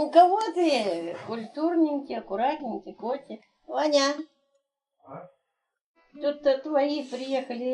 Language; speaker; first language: Russian; native; Russian